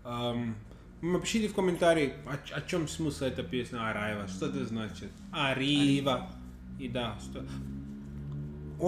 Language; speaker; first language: Russian; non-native, learner; English